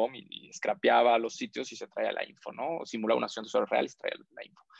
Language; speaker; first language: Spanish; native; Spanish